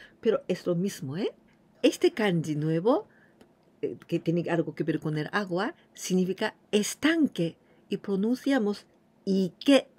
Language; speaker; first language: Spanish; non-native, fluent; Japanese